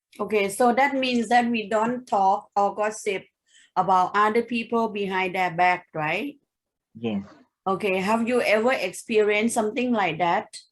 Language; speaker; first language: English; non-native, fluent; Thai